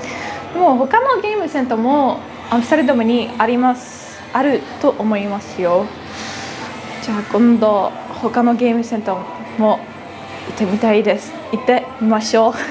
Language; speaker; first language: Japanese; non-native, learner; Dutch